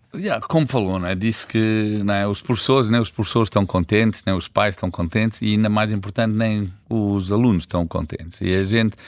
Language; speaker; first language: Portuguese; early bilingual, heritage; Portuguese